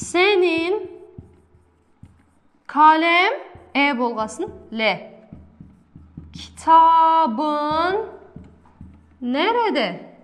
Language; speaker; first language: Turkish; non-native, fluent; Kazakh